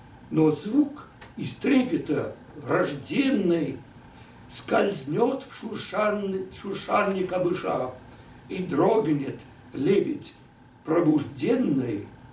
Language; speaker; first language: Russian; non-native, fluent; English